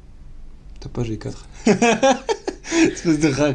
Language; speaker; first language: French; native; French